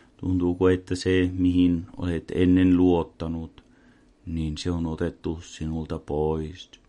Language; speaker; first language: Finnish; non-native, local second language; Swedish